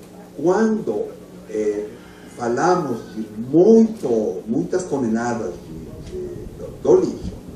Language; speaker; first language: Portuguese; non-native, learner; Spanish